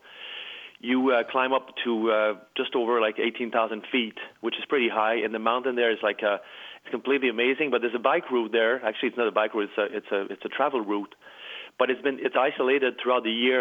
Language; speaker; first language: English; native; English